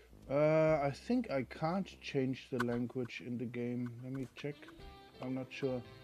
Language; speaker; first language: English; non-native, fluent; German